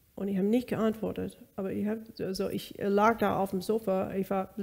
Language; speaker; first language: German; non-native, fluent; English